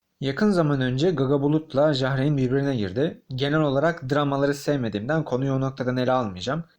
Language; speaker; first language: Turkish; native; Turkish